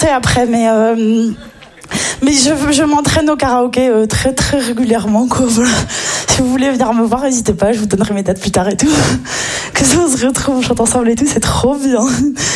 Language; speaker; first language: French; native; French